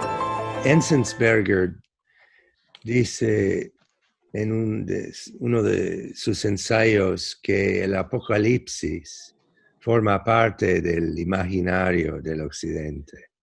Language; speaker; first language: Spanish; non-native, fluent; English